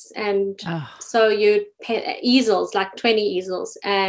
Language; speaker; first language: English; native; English